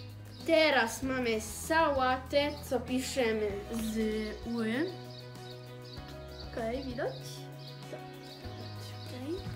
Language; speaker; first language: Polish; early bilingual, heritage; Polish